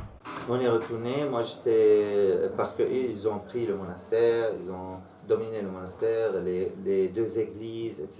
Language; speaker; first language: French; non-native, fluent; Arabic